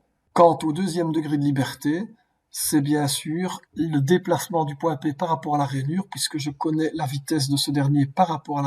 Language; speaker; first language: French; native; French